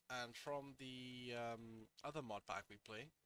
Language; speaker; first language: English; native; English